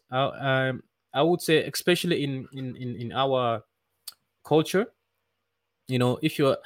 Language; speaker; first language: English; non-native, fluent; Dutch